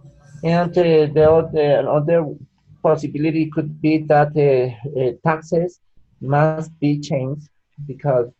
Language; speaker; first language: English; non-native, learner; Spanish